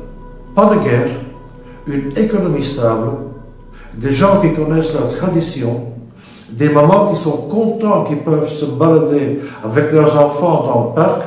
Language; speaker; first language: French; non-native, local second language; Dutch